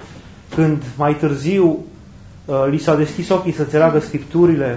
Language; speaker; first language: Romanian; native; Romanian